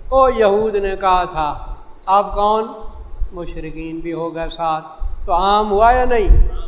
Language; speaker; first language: Urdu; non-native, local second language; Saraiki